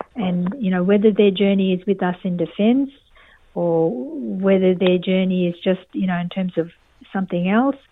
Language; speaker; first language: English; native; English